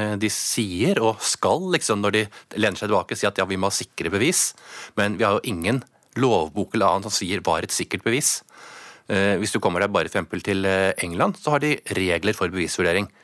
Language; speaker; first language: Norwegian; native; Norwegian